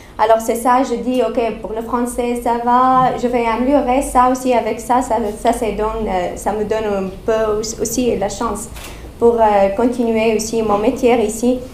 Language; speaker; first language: French; non-native, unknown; Arabic